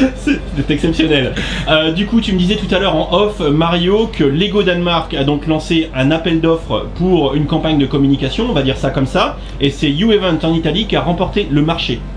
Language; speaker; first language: French; native; French